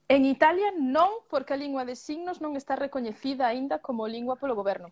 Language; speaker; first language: Galician; early bilingual, other home language; Spanish